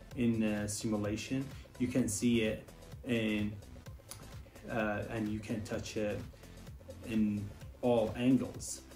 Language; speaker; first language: English; non-native, learner; Arabic